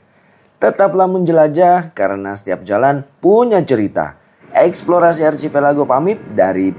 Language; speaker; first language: Indonesian; native; Indonesian